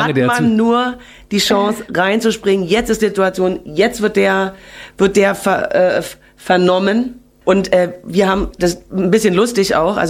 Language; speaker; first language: German; native; German